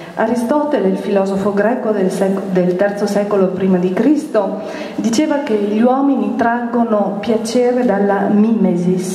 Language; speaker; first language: Italian; native; Italian